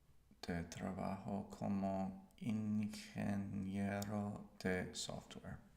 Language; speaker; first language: Spanish; non-native, learner; English